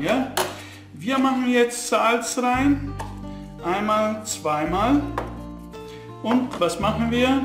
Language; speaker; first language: German; non-native, fluent; Italian